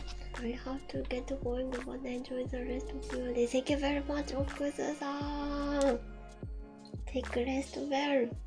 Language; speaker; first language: English; non-native, learner; Japanese